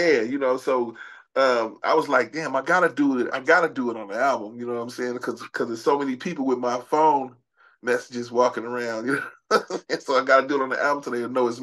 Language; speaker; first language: English; native; English